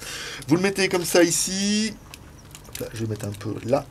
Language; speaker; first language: French; native; French